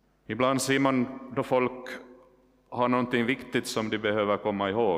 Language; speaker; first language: Swedish; non-native, local second language; Finnish